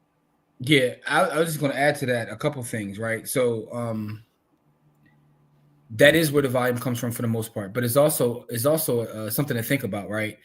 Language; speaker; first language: English; native; English